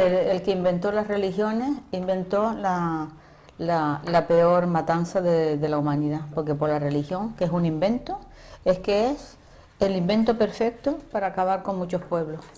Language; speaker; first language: Spanish; native; Spanish